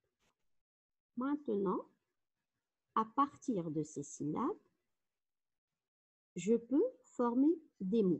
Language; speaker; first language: French; non-native, local second language; Arabic